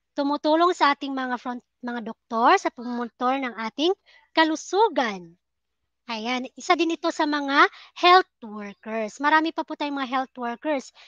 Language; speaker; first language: Filipino; native; Filipino